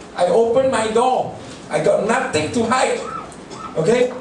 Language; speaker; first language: English; non-native, local second language; Min Nan Chinese